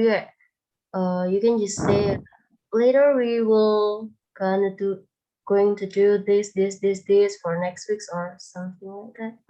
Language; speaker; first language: English; non-native, fluent; Indonesian